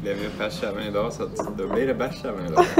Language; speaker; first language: Swedish; native; Swedish